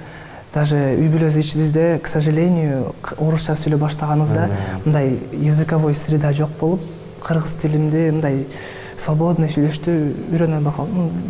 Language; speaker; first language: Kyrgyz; early bilingual, heritage; Kyrgyz